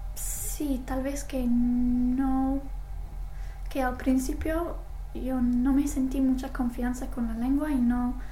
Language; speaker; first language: Spanish; non-native, fluent; English